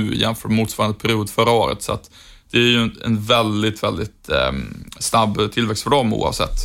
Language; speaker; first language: Swedish; native; Swedish